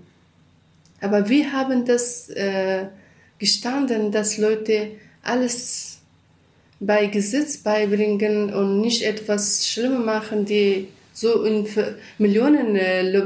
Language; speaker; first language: German; non-native, learner; Central Kurdish